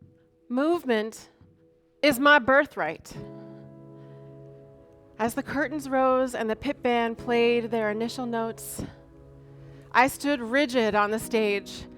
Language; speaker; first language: English; native; English